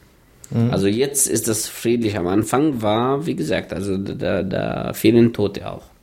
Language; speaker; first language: German; non-native, fluent; Arabic